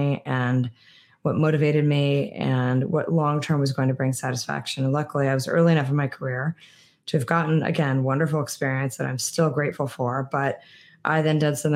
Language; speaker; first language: English; native; English